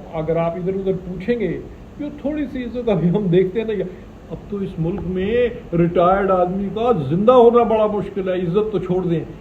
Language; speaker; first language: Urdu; native; Urdu